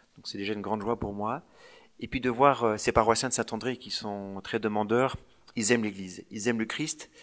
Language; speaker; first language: French; native; French